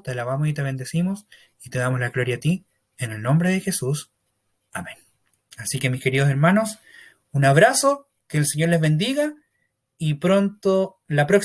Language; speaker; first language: Spanish; native; Spanish